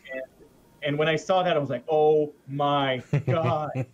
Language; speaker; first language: English; non-native, fluent; Hebrew